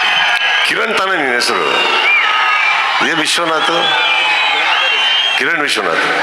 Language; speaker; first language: Kannada; native; Kannada